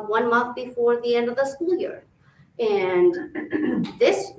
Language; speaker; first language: English; early bilingual, other home language; Albanian